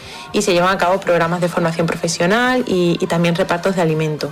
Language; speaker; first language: Spanish; native; Spanish